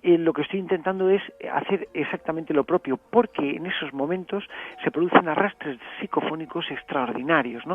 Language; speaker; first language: Spanish; native; Spanish